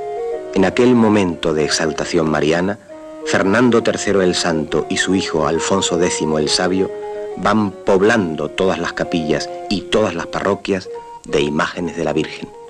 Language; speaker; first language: Spanish; native; Spanish